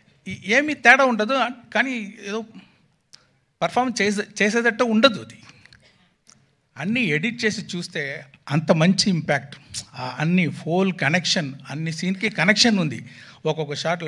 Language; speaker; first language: Telugu; non-native, local second language; Tamil